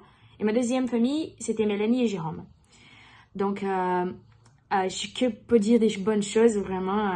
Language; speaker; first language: French; non-native, learner; Portuguese